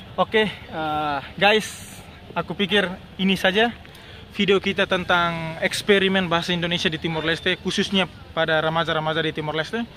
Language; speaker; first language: Indonesian; non-native, fluent; Tetum